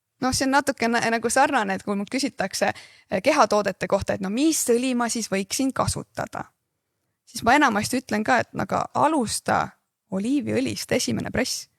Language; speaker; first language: Estonian; native; Estonian